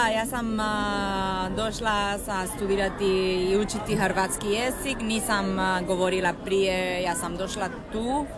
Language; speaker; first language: Croatian; non-native, learner; Spanish